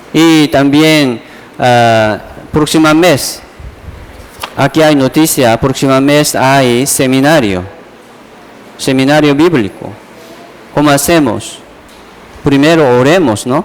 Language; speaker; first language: Spanish; non-native, fluent; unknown